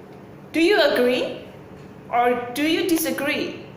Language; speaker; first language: English; non-native, local second language; Indonesian